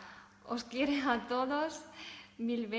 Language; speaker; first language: Spanish; non-native, fluent; Russian